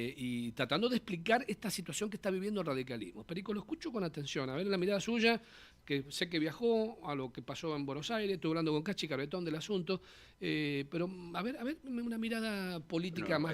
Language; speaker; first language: Spanish; native; Spanish